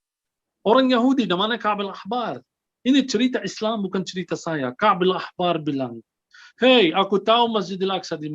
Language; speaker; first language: Indonesian; non-native, fluent; Arabic